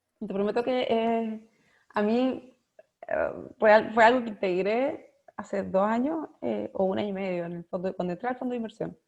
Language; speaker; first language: Spanish; native; Spanish